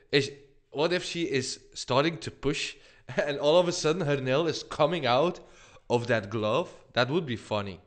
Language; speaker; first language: English; non-native, fluent; Dutch